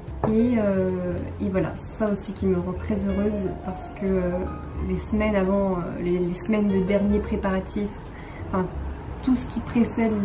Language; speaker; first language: French; native; French